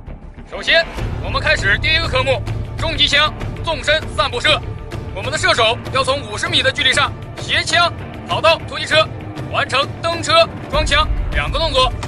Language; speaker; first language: Chinese; native; Chinese